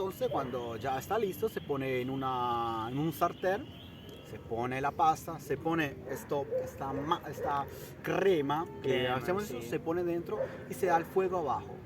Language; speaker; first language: Spanish; early bilingual, heritage; Italian